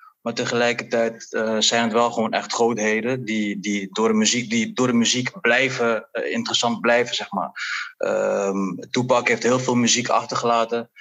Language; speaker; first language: Dutch; native; Dutch